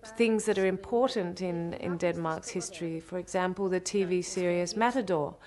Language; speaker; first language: English; native; English